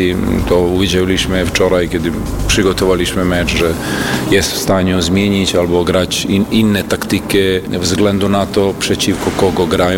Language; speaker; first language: Polish; non-native, fluent; Serbian